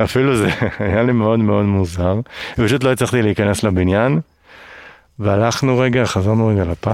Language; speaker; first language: Hebrew; native; Hebrew